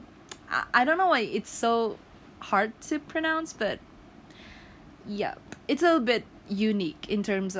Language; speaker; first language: English; non-native, local second language; Malay